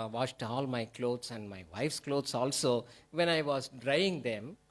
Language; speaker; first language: English; non-native, local second language; Telugu